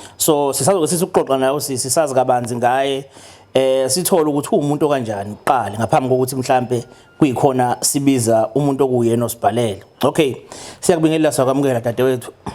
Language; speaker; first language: Zulu; native; Zulu